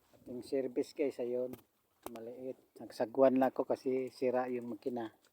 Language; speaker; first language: Filipino; non-native, local second language; Cebuano